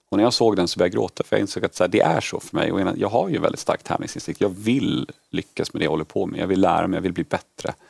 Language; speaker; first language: Swedish; early bilingual, other home language; Polish